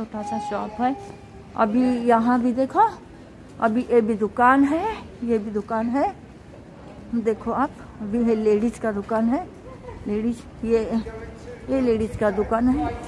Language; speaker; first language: Hindi; non-native, local second language; Marathi